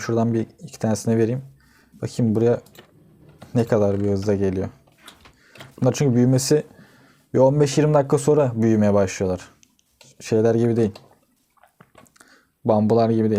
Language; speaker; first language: Turkish; native; Turkish